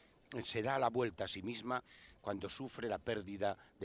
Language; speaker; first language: Spanish; native; Spanish